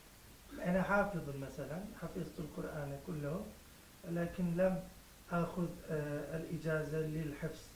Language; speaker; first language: Arabic; non-native, learner; Turkish